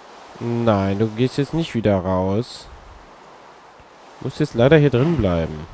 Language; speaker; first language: German; native; German